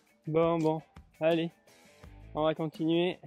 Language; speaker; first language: French; native; French